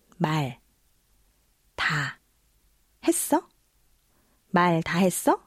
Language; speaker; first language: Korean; non-native, fluent; Vietnamese